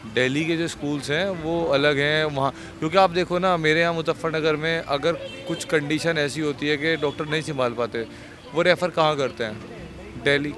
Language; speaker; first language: Hindi; native; Hindi